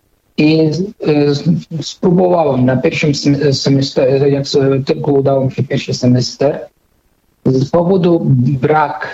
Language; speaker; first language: Polish; non-native, fluent; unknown